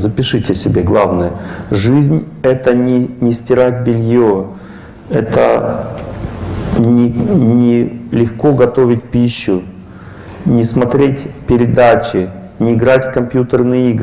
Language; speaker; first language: Russian; native; Russian